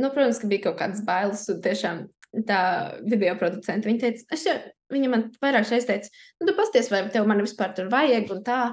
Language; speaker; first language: Latvian; native; Latvian